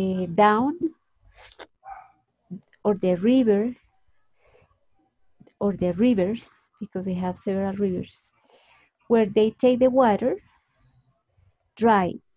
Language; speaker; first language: English; non-native, fluent; Spanish